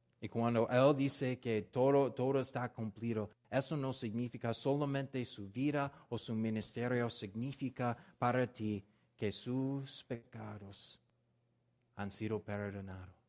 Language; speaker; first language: Spanish; non-native, learner; English